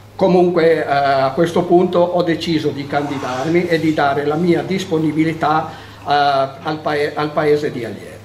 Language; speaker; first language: Italian; native; Italian